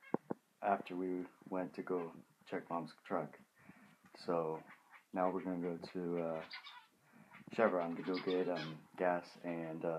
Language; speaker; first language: English; native; English